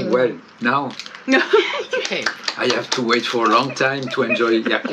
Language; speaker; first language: English; non-native, fluent; French